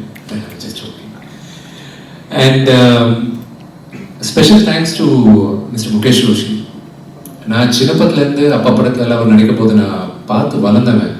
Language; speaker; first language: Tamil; non-native, local second language; Telugu